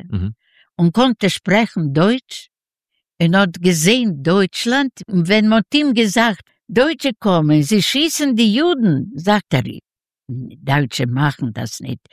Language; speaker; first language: German; non-native, learner; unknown